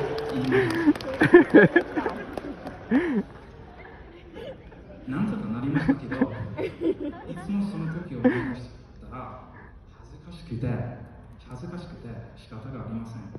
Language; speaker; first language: Japanese; non-native, fluent; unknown